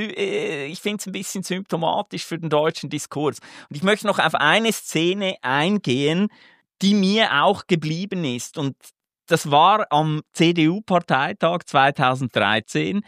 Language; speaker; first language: German; native; German